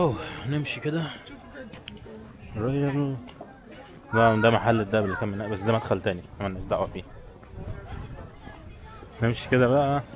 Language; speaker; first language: Arabic; native; Arabic